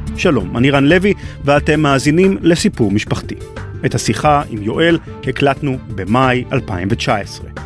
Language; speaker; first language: Hebrew; native; Hebrew